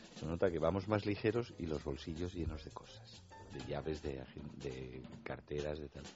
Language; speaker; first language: Spanish; native; Spanish